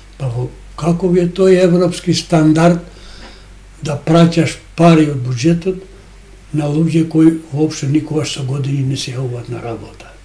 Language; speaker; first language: Macedonian; non-native, local second language; Albanian